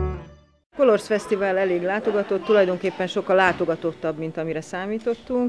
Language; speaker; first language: Hungarian; native; Hungarian